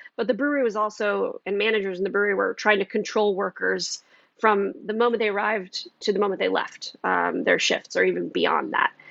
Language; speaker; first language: English; native; English